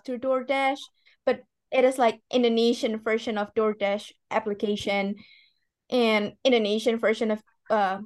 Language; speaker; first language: English; non-native, fluent; Indonesian